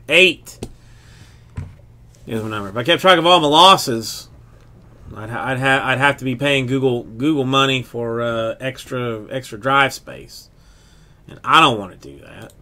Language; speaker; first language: English; native; English